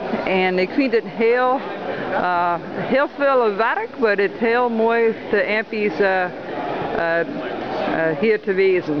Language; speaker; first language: Dutch; early bilingual, heritage; Dutch